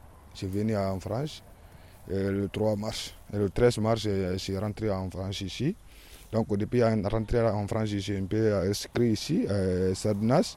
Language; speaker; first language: French; non-native, learner; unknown